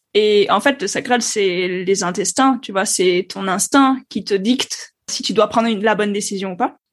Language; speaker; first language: French; native; French